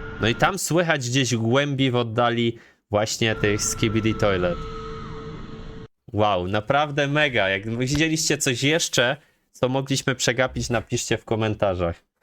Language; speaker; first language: Polish; native; Polish